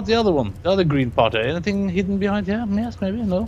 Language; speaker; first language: English; non-native, fluent; Norwegian